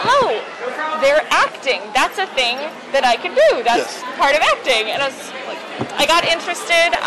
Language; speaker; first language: English; native; English